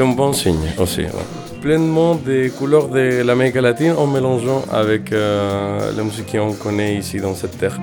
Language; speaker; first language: French; non-native, fluent; Spanish